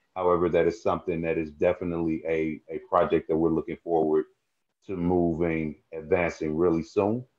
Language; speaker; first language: English; native; English